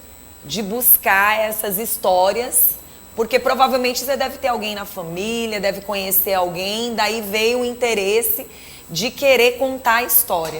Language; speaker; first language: Portuguese; native; Portuguese